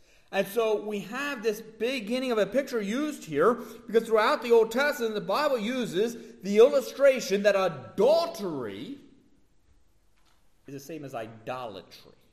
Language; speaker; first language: English; native; English